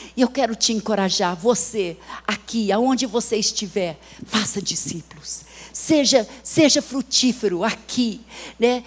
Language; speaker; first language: Portuguese; early bilingual, other home language; English